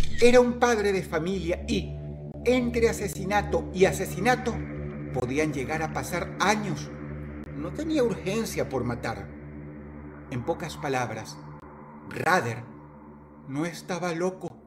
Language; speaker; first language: Spanish; native; Spanish